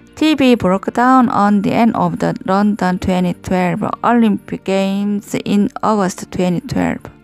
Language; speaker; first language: English; non-native, learner; Korean